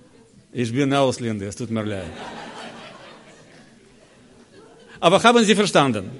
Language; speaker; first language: German; non-native, learner; Russian